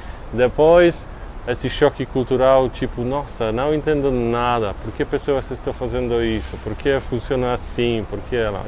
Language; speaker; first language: Portuguese; non-native, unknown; Polish